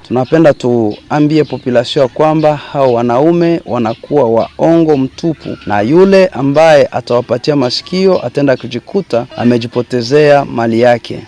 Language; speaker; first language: Swahili; non-native, local second language; Nande